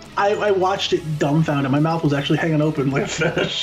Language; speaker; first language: English; native; English